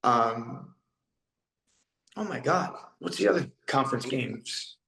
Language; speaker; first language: English; native; English